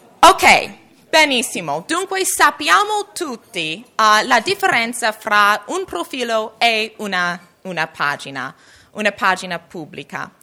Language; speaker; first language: Italian; non-native, learner; English